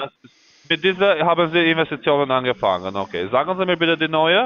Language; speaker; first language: German; non-native, fluent; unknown